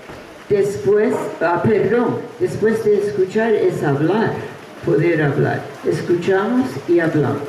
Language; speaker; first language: Spanish; non-native, fluent; English